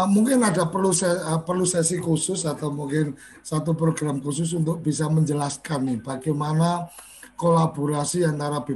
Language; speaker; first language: Malay; native; Malay